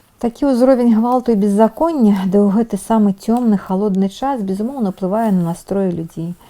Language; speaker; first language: Belarusian; non-native, local second language; Russian